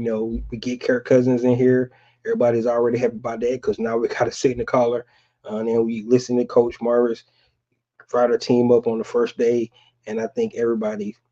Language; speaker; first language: English; native; English